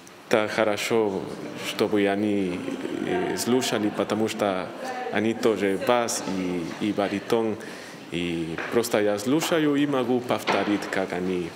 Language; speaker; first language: Russian; non-native, learner; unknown